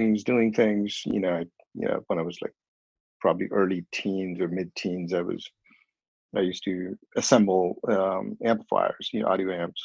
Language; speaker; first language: English; non-native, local second language; Hindi